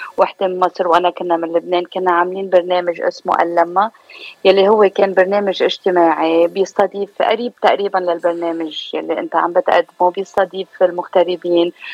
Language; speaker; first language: Arabic; native; Arabic